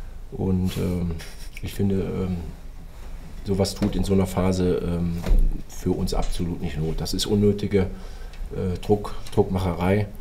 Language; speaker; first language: German; native; German